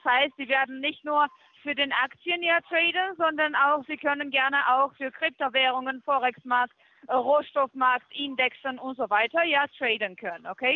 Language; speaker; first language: German; non-native, fluent; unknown